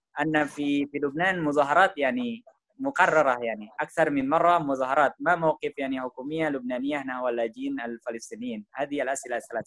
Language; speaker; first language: Arabic; non-native, learner; Indonesian